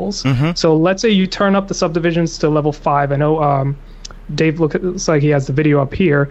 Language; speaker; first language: English; native; English